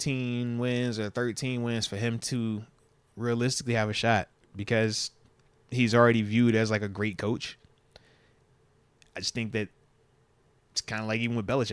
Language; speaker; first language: English; native; English